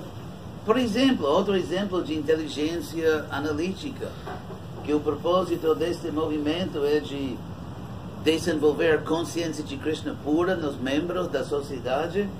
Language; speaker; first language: Portuguese; non-native, fluent; English